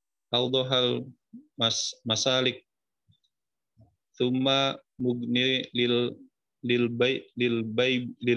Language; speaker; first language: Arabic; non-native, learner; Indonesian